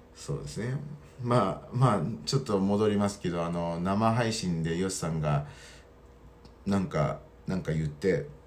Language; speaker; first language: Japanese; non-native, fluent; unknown